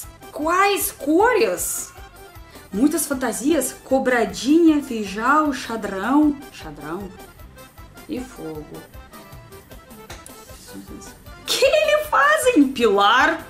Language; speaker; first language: Portuguese; non-native, learner; Russian